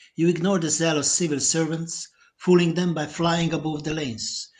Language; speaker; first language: English; non-native, fluent; Hungarian